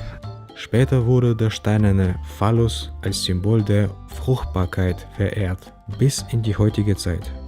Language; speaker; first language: German; native; German